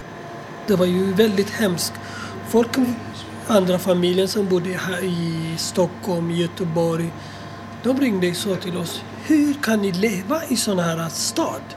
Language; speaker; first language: Swedish; non-native, fluent; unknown